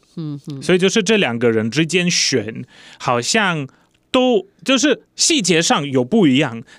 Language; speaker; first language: Chinese; non-native, fluent; Polish